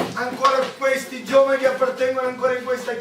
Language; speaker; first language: Italian; native; Italian